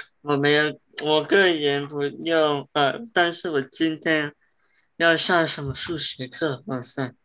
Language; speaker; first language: Chinese; early bilingual, heritage; English